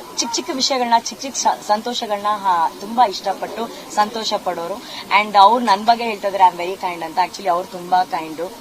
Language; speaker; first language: Kannada; non-native, local second language; Tulu